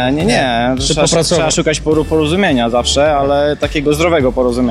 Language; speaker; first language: Polish; native; Polish